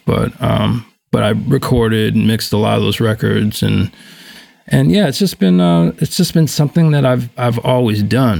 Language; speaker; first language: English; native; English